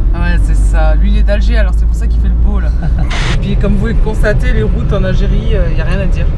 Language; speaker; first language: French; early bilingual, other home language; Arabic